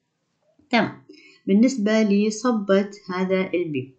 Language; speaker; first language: Arabic; native; Arabic